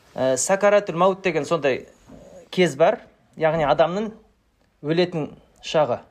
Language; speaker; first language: Turkish; non-native, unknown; Kazakh